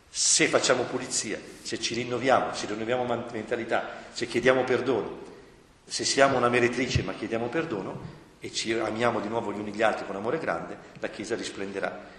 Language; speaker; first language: Italian; native; Italian